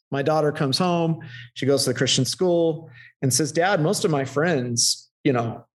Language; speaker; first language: English; native; English